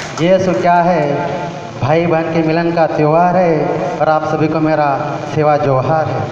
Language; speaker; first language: Hindi; non-native, local second language; Marathi